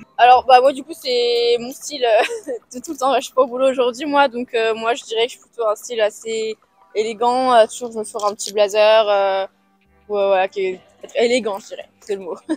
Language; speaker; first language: French; native; French